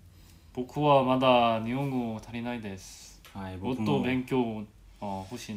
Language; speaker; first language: Japanese; non-native, learner; Korean